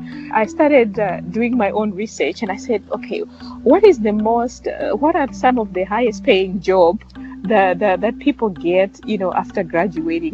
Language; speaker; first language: English; non-native, local second language; Shona